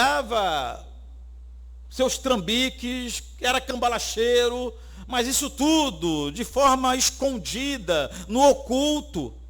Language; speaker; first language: Portuguese; native; Portuguese